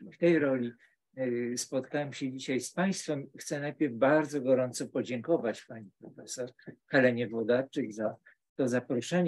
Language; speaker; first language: Polish; native; Polish